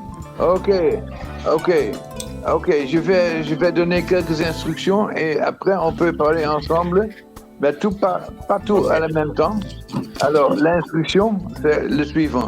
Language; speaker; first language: French; non-native, fluent; Dutch